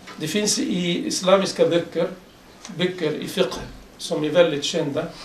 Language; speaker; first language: Swedish; non-native, fluent; Arabic